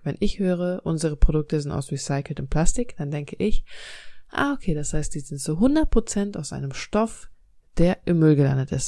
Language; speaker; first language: German; native; German